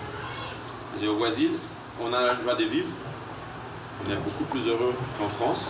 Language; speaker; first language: French; non-native, fluent; Portuguese